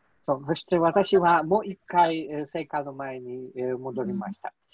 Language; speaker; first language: Japanese; non-native, learner; Polish